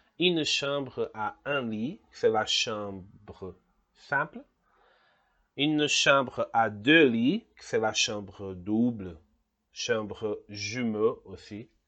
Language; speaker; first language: French; non-native, fluent; Portuguese